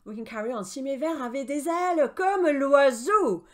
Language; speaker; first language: French; non-native, fluent; English